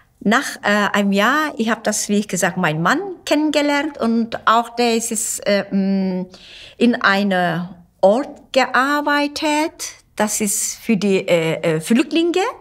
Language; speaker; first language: German; non-native, learner; Turkish